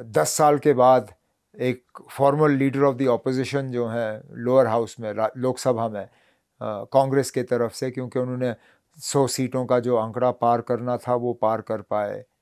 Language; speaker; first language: Hindi; non-native, local second language; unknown